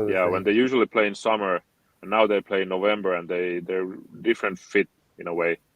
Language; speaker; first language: English; non-native, fluent; Finnish